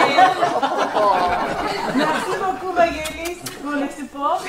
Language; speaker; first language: French; non-native, learner; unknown